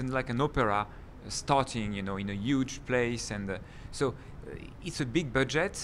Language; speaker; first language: English; non-native, fluent; French